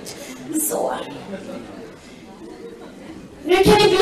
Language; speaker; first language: Swedish; native; Swedish